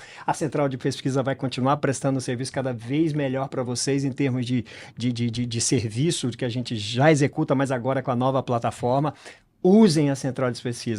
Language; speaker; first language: Portuguese; native; Portuguese